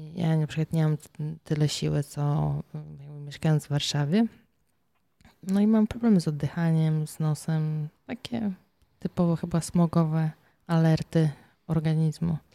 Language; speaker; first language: Polish; native; Polish